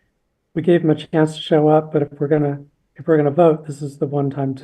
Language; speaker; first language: English; native; English